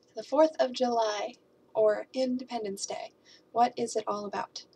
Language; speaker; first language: English; native; English